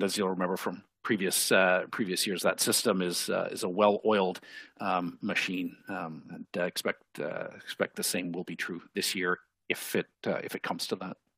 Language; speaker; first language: English; native; English